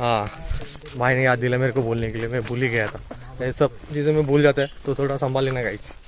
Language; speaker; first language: Hindi; non-native, local second language; Marathi